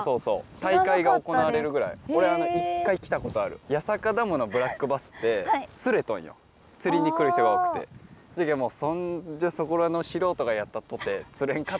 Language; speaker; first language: Japanese; native; Japanese